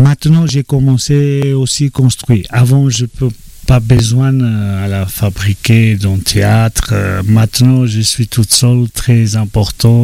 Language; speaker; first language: French; non-native, learner; Georgian